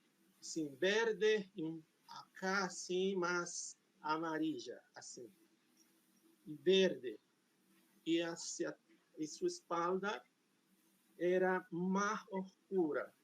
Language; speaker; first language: Spanish; non-native, fluent; Portuguese